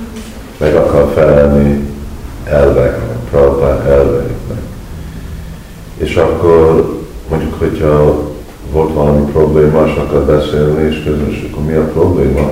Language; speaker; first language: Hungarian; early bilingual, heritage; Hungarian